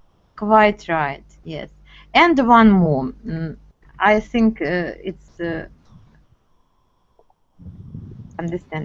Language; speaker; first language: English; non-native, fluent; Russian